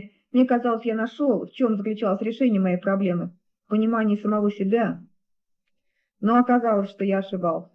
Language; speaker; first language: Russian; native; Russian